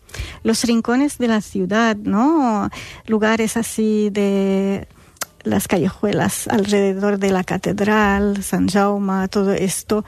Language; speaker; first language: Spanish; non-native, fluent; Arabic